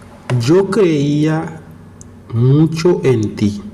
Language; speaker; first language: Spanish; non-native, fluent; Haitian Creole